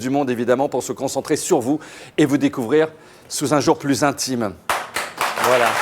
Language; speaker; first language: French; native; French